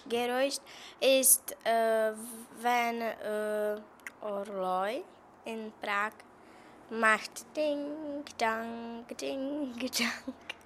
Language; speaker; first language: German; non-native, learner; Czech